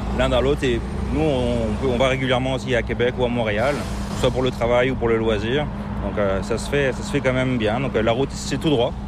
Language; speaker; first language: French; native; French